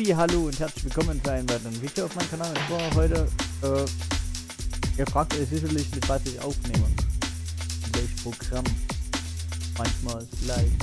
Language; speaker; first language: German; native; German